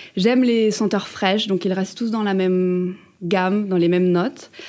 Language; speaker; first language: French; native; French